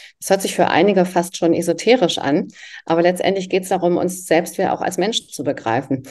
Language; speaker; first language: German; early bilingual, other home language; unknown